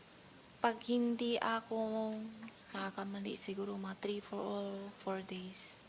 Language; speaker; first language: Filipino; non-native, learner; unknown